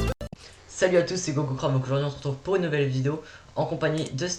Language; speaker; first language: French; native; French